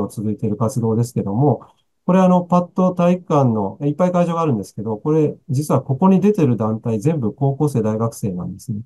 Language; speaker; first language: Japanese; native; Japanese